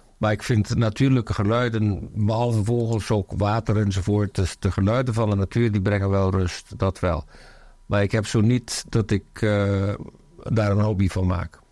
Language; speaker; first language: Dutch; native; Dutch